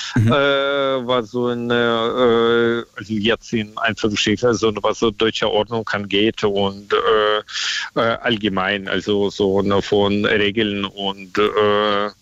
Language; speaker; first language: German; non-native, fluent; Russian